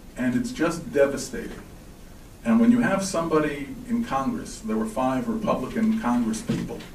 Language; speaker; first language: English; native; English